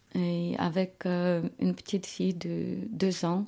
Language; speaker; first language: French; non-native, fluent; Ukrainian